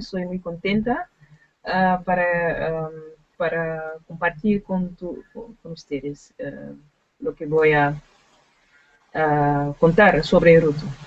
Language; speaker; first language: Spanish; non-native, learner; Dutch